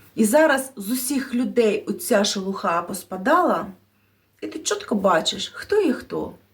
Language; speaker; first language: Ukrainian; non-native, local second language; Russian